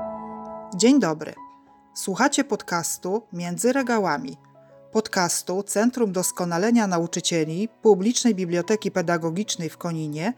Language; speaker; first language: Polish; native; Polish